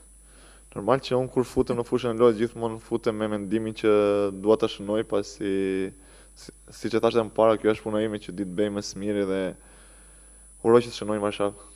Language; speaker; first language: Albanian; native; Albanian